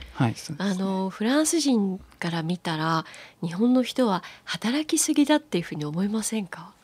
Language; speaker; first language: Japanese; native; Japanese